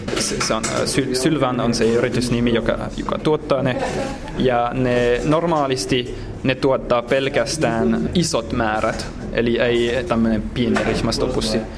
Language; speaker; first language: Finnish; non-native, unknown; French